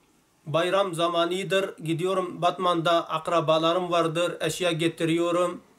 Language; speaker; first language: Turkish; non-native, local second language; Arabic